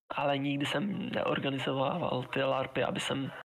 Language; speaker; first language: Czech; native; Czech